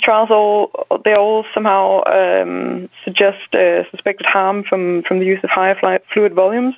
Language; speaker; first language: English; non-native, fluent; Danish